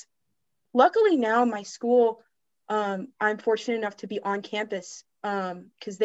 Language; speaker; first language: English; native; English